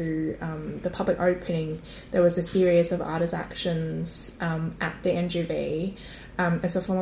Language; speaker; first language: English; non-native, local second language; Cantonese